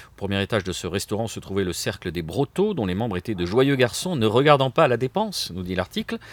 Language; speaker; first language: French; native; French